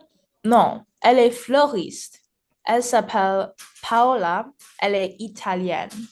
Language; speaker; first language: French; non-native, learner; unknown